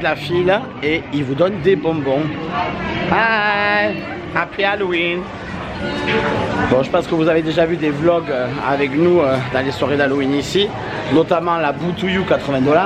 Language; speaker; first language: French; native; French